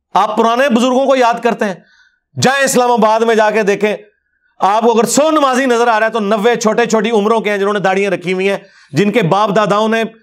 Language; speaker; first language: Urdu; non-native, local second language; Punjabi